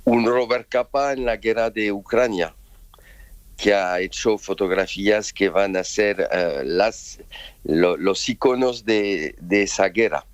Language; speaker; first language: Spanish; non-native, fluent; French